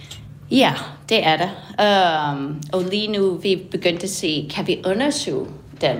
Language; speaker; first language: Danish; non-native, fluent; English